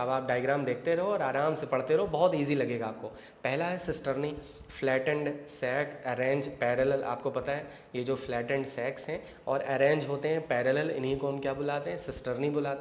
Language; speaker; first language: Hindi; native; Hindi